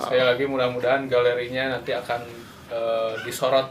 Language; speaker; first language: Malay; non-native, local second language; Sundanese